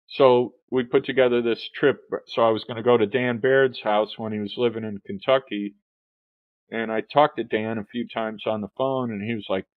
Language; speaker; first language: English; native; English